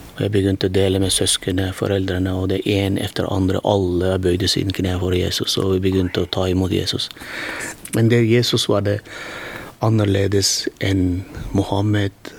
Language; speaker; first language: Norwegian; non-native, fluent; Turkmen